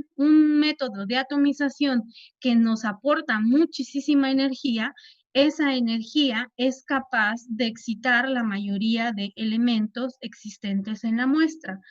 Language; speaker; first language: Spanish; native; Spanish